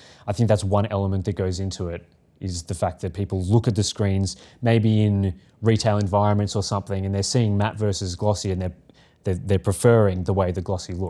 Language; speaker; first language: English; native; English